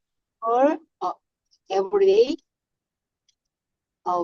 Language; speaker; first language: English; non-native, learner; Korean